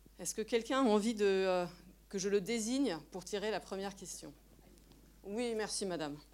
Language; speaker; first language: French; native; French